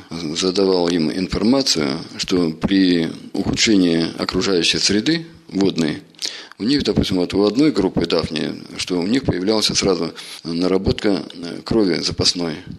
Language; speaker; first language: Russian; native; Russian